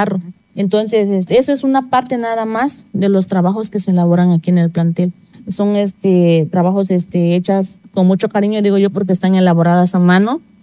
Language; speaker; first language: Spanish; native; Spanish